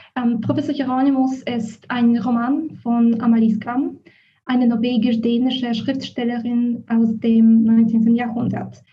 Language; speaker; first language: German; non-native, fluent; Polish